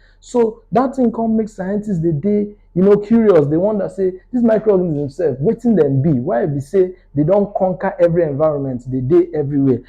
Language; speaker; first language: Nigerian Pidgin; non-native, local second language; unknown